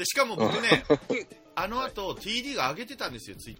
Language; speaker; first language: Japanese; native; Japanese